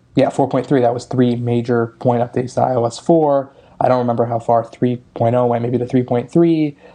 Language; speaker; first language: English; native; English